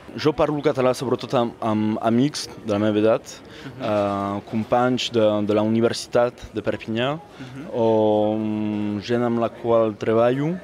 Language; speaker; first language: Catalan; non-native, local second language; French